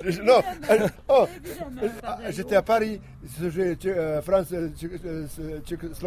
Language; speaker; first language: French; non-native, learner; Slovak